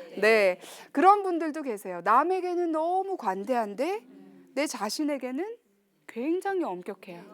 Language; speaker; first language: Korean; early bilingual, heritage; Korean